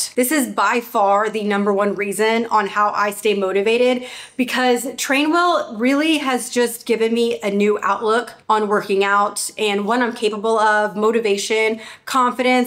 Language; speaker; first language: English; native; English